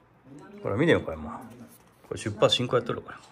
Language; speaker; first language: Japanese; native; Japanese